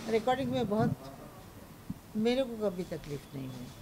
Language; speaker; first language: Hindi; non-native, local second language; Marathi